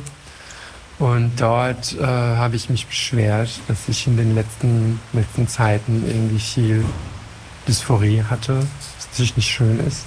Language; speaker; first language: German; non-native, fluent; French